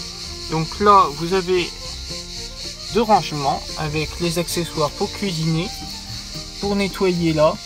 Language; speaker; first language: French; native; French